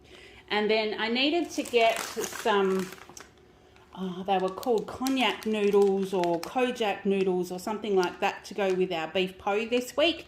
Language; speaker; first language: English; native; English